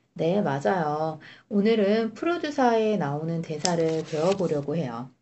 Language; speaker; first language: Korean; native; Korean